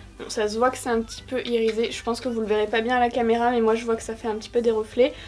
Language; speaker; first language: French; native; French